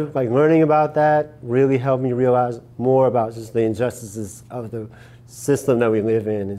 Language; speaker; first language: English; native; English